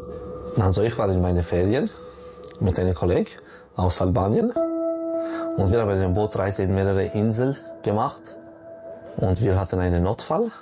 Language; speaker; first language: German; non-native, local second language; French